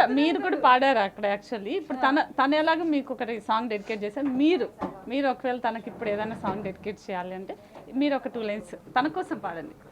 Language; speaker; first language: Telugu; native; Telugu